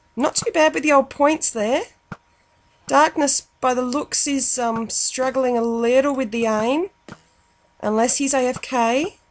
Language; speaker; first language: English; native; English